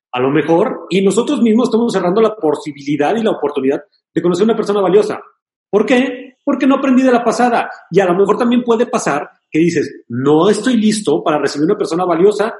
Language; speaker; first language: Spanish; native; Spanish